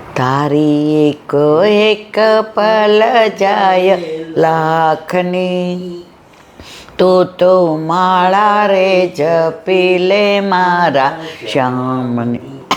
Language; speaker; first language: Gujarati; native; Gujarati